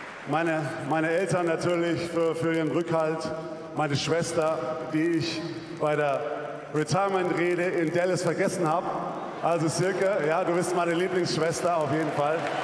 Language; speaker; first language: German; native; German